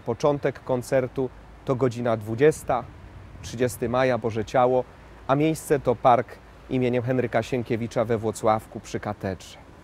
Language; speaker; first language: Polish; native; Polish